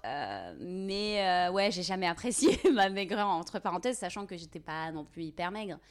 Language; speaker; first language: French; non-native, local second language; Kabyle